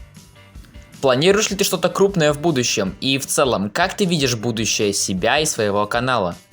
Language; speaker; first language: Russian; native; Russian